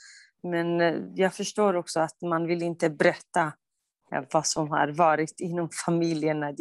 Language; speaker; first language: Swedish; non-native, fluent; Kurdish